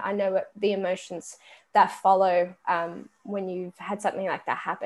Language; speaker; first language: English; native; English